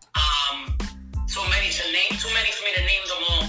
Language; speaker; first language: English; native; English